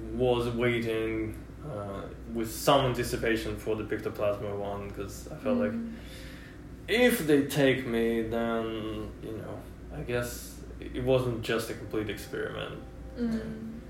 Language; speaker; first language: English; non-native, fluent; Russian